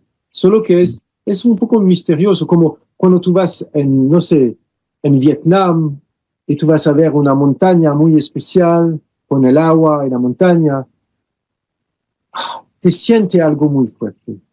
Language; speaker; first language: Spanish; non-native, fluent; French